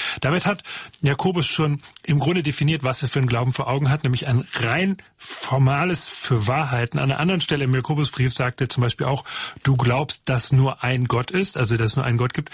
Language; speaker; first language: German; native; German